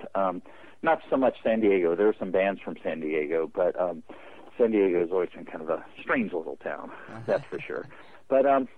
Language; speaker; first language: English; native; English